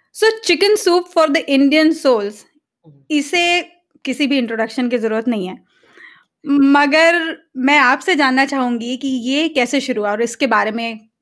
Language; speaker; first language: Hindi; native; Hindi